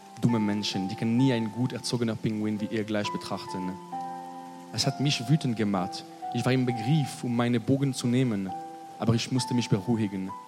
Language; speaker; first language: German; non-native, learner; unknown